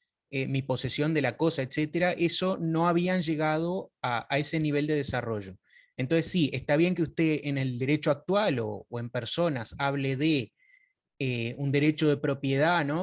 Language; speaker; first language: Spanish; native; Spanish